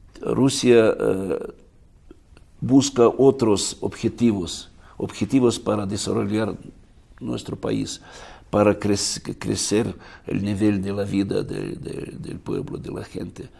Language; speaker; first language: Spanish; non-native, fluent; Russian